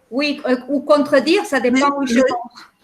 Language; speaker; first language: French; non-native, fluent; Spanish